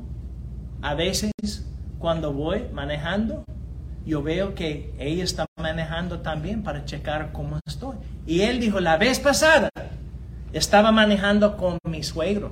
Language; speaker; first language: Spanish; non-native, fluent; English